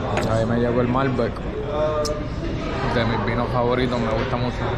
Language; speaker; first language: Spanish; native; Spanish